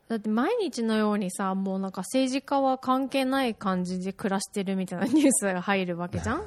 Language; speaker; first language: Japanese; early bilingual, heritage; Japanese